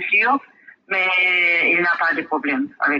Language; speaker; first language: French; non-native, fluent; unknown